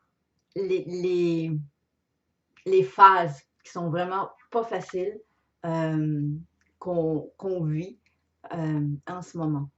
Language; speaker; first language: French; native; French